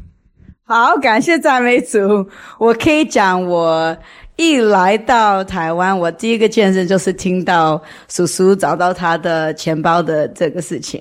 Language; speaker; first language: Chinese; early bilingual, heritage; English